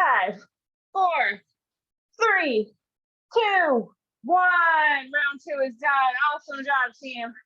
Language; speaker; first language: English; native; English